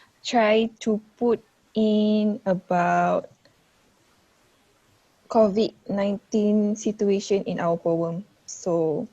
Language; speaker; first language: English; non-native, fluent; Malay